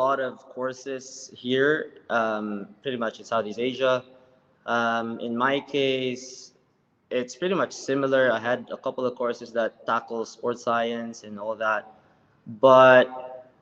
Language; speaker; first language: English; non-native, local second language; Filipino